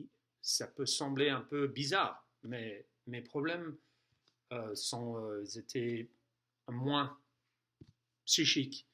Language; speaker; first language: French; non-native, fluent; English